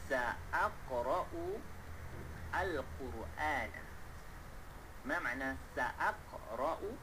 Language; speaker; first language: Arabic; non-native, fluent; Malay